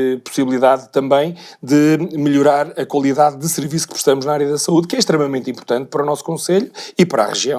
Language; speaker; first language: Portuguese; native; Portuguese